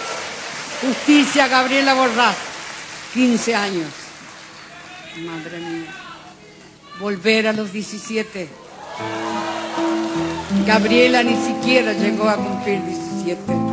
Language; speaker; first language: Spanish; native; Spanish